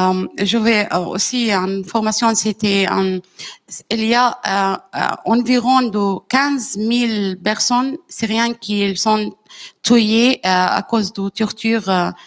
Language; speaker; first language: French; non-native, learner; Arabic